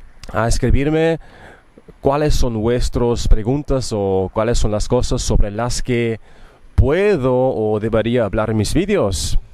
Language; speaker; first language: Spanish; non-native, learner; German